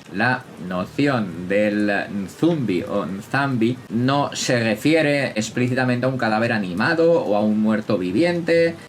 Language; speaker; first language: Spanish; native; Spanish